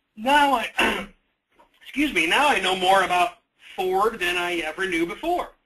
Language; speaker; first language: English; native; English